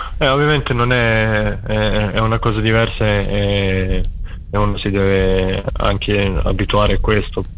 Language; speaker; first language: Italian; non-native, fluent; Serbian